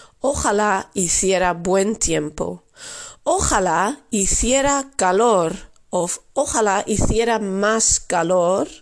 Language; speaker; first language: Spanish; non-native, fluent; Dutch